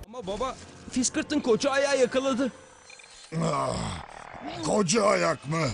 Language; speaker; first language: Turkish; native; Turkish